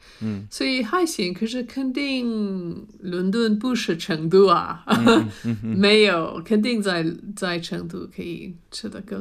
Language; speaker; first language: Chinese; non-native, fluent; English